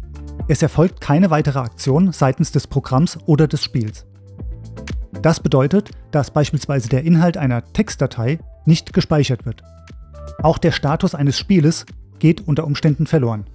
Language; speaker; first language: German; native; German